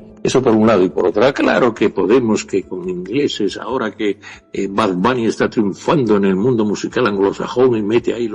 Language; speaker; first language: Spanish; native; Spanish